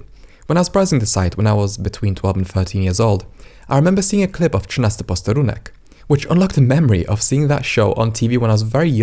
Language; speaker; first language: English; native; English